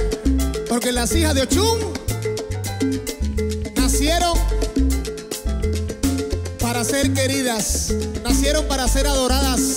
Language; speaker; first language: Spanish; native; Spanish